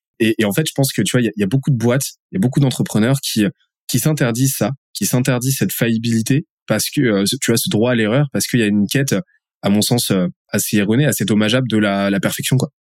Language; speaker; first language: French; native; French